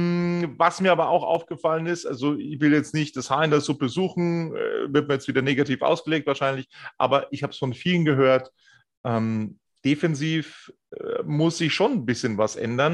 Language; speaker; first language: German; native; German